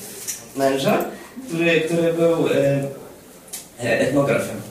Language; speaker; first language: Polish; non-native, fluent; Ukrainian